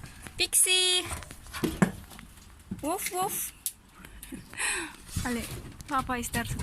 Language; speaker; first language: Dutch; non-native, learner; Filipino